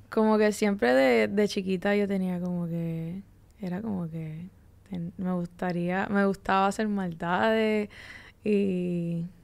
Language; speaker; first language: Spanish; early bilingual, heritage; Spanish